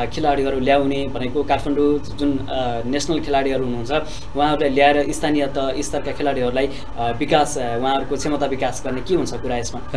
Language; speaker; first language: Nepali; native; Nepali